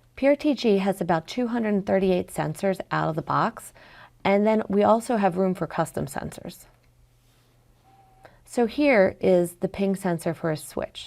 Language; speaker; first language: English; native; English